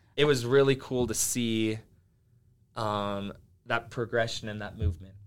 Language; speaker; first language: English; early bilingual, other home language; Finnish